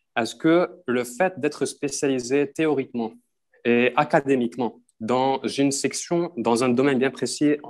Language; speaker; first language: French; non-native, local second language; Arabic